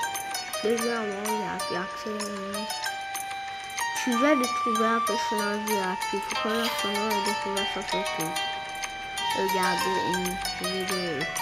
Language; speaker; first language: French; non-native, local second language; Arabic